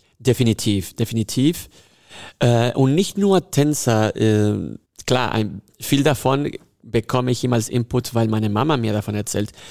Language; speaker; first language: German; non-native, fluent; Spanish